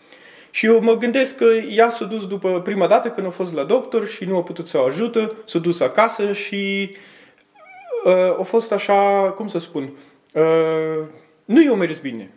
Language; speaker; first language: Romanian; early bilingual, heritage; Romanian